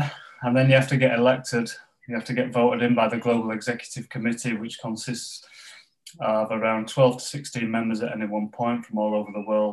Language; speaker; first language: English; native; English